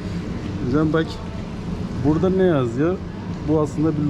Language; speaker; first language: Turkish; non-native, learner; Persian